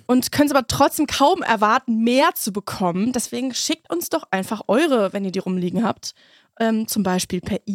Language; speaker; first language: German; native; German